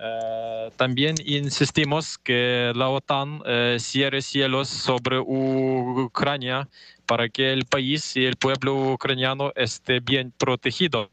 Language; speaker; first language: Spanish; non-native, fluent; Ukrainian